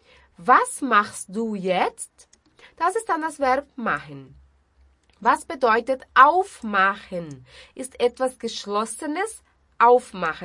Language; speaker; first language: German; non-native, fluent; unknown